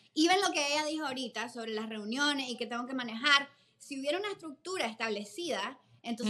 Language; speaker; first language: Spanish; native; Spanish